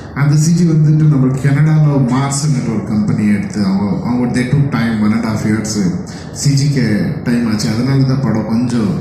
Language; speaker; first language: Tamil; non-native, local second language; Kannada